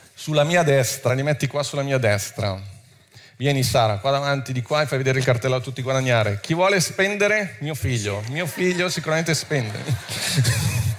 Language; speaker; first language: Italian; non-native, fluent; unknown